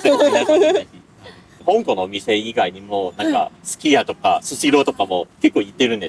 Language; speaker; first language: Japanese; non-native, fluent; Cantonese